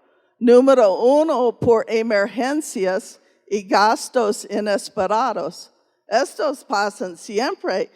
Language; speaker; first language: Spanish; non-native, fluent; English